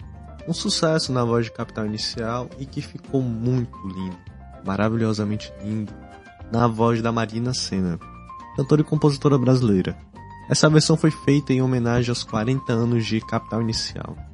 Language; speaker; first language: Portuguese; native; Portuguese